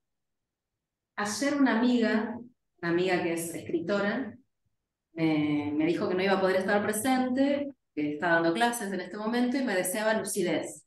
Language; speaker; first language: Spanish; native; Spanish